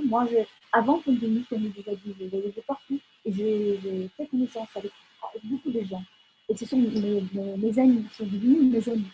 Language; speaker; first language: French; non-native, fluent; Russian